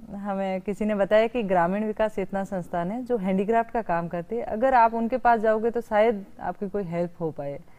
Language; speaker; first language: Hindi; native; Hindi